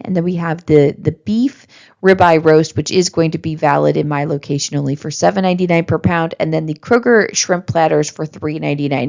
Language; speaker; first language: English; native; English